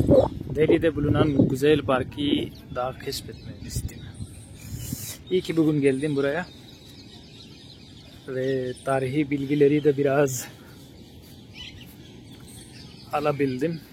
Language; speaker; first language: Turkish; non-native, fluent; Hindi